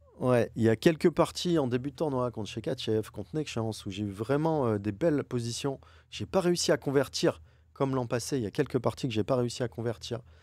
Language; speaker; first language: French; native; French